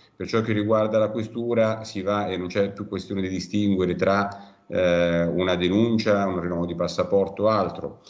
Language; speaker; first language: Italian; native; Italian